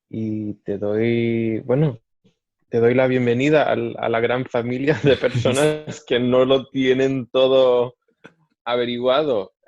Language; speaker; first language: Spanish; non-native, fluent; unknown